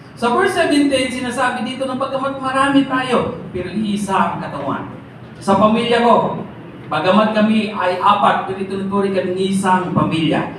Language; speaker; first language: Filipino; non-native, local second language; Masbatenyo